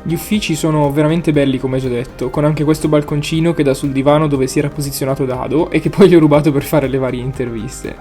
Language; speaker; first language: Italian; native; Italian